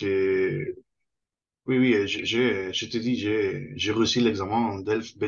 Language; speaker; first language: French; non-native, fluent; Spanish